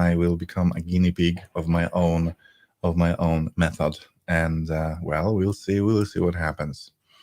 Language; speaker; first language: English; non-native, fluent; Polish